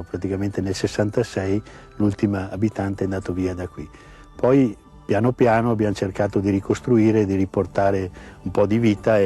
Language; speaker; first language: Italian; native; Italian